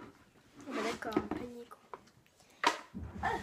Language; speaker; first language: French; native; French